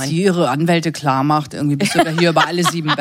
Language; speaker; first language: German; native; German